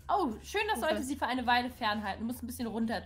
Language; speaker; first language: German; native; German